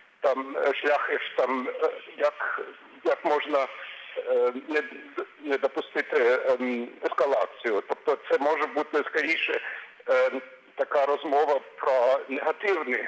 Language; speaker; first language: Ukrainian; non-native, fluent; German